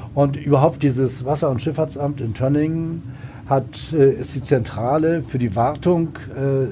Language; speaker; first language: German; native; German